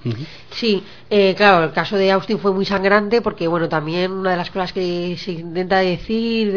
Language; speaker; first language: Spanish; native; Spanish